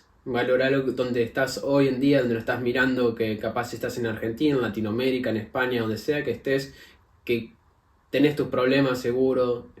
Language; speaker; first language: Spanish; native; Spanish